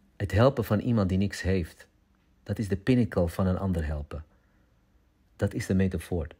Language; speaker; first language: Dutch; early bilingual, other home language; Arabic